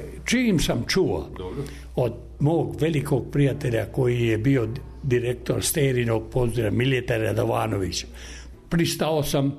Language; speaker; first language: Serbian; non-native, local second language; Albanian